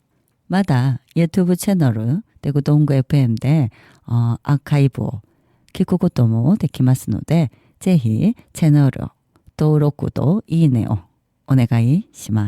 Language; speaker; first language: Japanese; non-native, learner; Korean